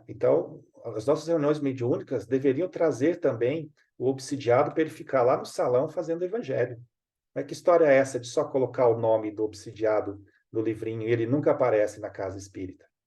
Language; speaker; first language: Portuguese; native; Portuguese